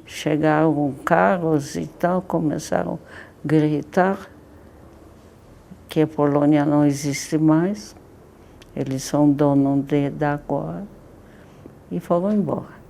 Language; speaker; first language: Portuguese; non-native, fluent; Polish